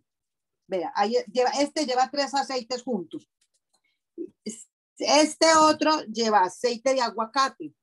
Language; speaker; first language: Spanish; native; Spanish